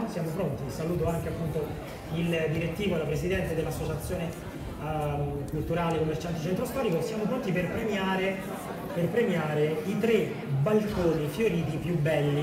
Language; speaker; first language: Italian; native; Italian